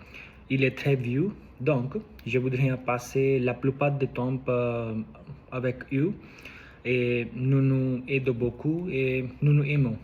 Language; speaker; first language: French; non-native, learner; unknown